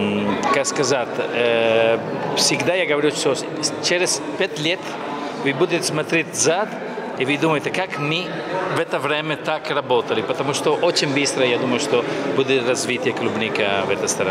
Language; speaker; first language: Russian; non-native, fluent; Italian